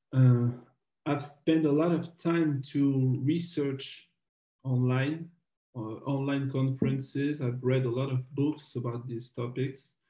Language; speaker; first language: English; non-native, fluent; French